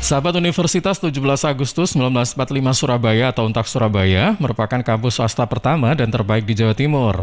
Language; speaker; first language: Indonesian; native; Indonesian